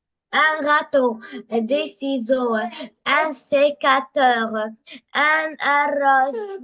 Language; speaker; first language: French; non-native, learner; Arabic